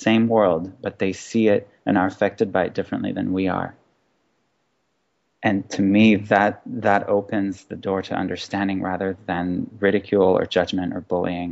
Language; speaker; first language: English; non-native, fluent; Hebrew